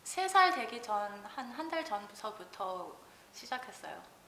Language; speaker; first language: Korean; early bilingual, heritage; Korean